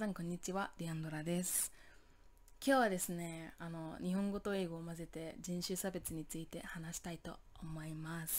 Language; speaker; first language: Japanese; non-native, fluent; English